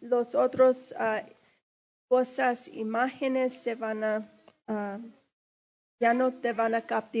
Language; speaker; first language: Spanish; early bilingual, heritage; English